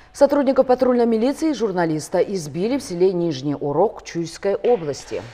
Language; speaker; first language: Russian; non-native, local second language; Kyrgyz